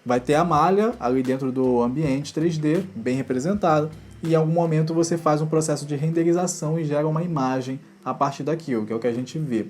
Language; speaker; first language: Portuguese; native; Portuguese